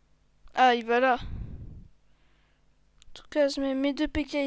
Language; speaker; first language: French; native; French